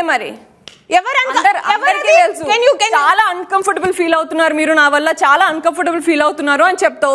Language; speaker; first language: Telugu; native; Telugu